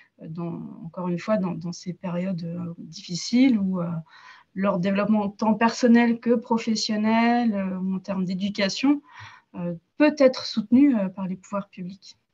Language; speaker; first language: French; native; French